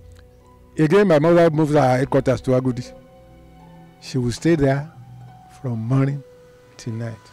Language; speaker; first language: English; non-native, local second language; Yoruba